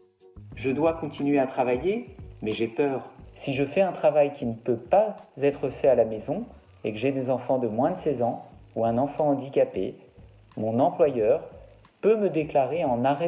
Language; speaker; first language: French; native; French